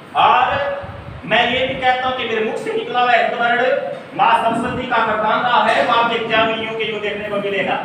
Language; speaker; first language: Hindi; native; Hindi